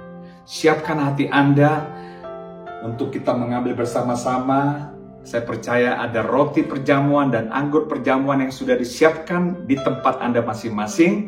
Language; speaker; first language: Indonesian; native; Indonesian